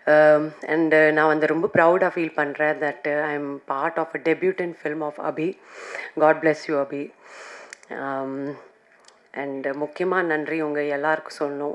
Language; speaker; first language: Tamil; non-native, fluent; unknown